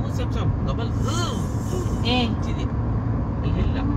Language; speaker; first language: Arabic; non-native, learner; Hindi